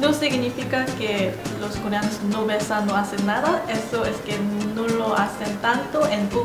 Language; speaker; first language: Spanish; non-native, fluent; Korean